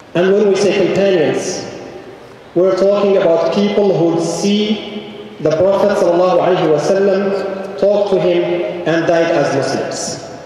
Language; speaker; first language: English; non-native, fluent; Arabic